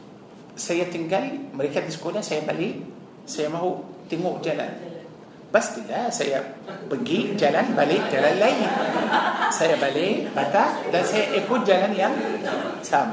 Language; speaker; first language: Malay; non-native, fluent; Arabic